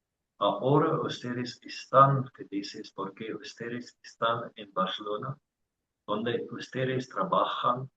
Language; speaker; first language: Spanish; non-native, learner; English